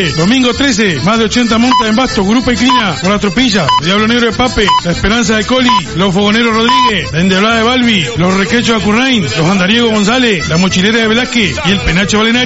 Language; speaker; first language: Spanish; native; Spanish